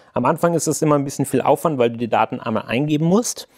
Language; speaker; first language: German; native; German